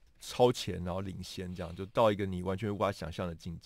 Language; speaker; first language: Chinese; native; Chinese